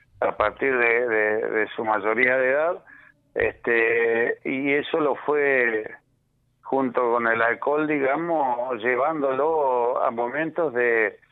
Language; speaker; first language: Spanish; native; Spanish